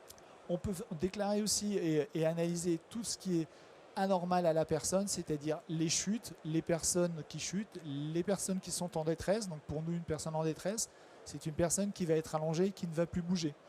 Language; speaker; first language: French; native; French